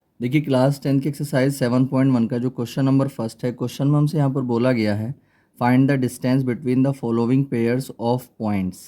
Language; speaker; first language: Hindi; native; Hindi